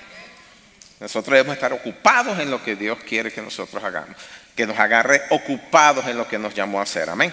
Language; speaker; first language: Spanish; native; Spanish